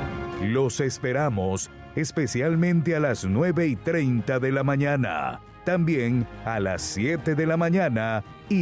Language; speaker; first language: Spanish; native; Spanish